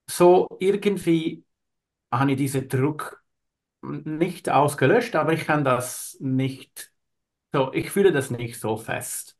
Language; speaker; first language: German; non-native, learner; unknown